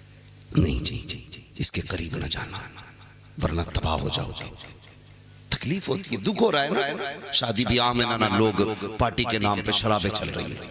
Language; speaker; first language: Hindi; native; Hindi